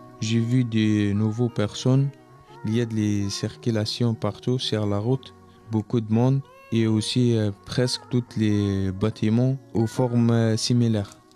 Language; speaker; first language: French; non-native, local second language; Arabic